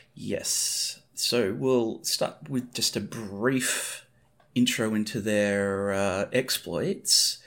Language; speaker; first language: English; native; English